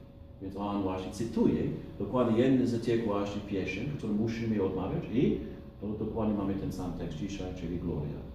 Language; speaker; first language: Polish; non-native, fluent; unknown